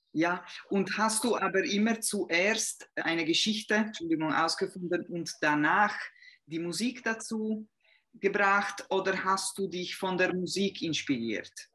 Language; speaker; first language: German; non-native, fluent; Italian